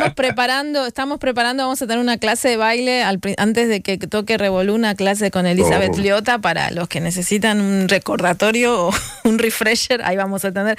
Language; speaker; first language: Spanish; native; Spanish